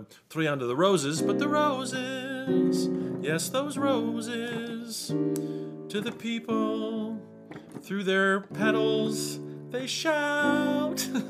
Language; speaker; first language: English; early bilingual, other home language; Ukrainian